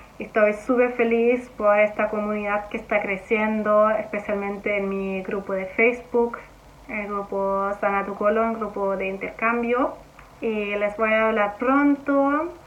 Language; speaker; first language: Spanish; non-native, fluent; German